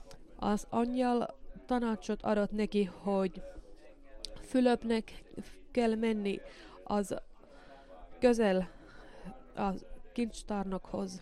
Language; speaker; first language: Hungarian; non-native, learner; Finnish